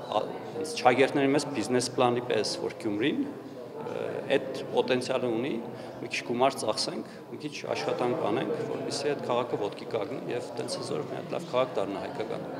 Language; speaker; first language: Armenian; native; Armenian